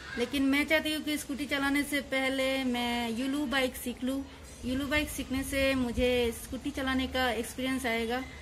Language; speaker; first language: Hindi; non-native, local second language; Bangla